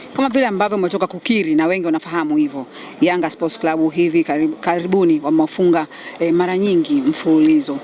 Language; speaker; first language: Swahili; native; Swahili